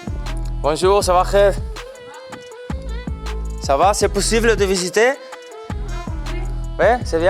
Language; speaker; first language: French; non-native, learner; Spanish